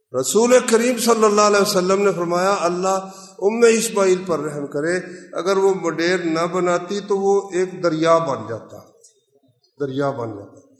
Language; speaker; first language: Urdu; non-native, local second language; Punjabi